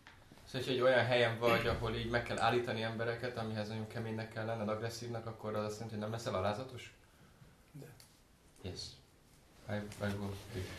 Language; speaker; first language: Hungarian; native; Hungarian